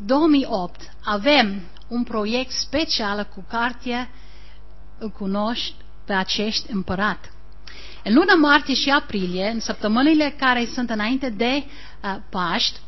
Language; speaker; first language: Romanian; non-native, learner; English